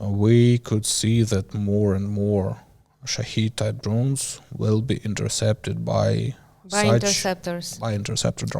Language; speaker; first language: English; non-native, learner; Ukrainian